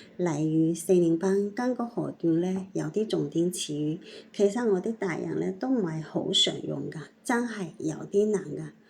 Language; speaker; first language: Cantonese; non-native, fluent; Chinese